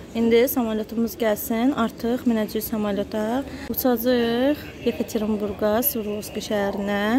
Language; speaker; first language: Azerbaijani; early bilingual, heritage; Azerbaijani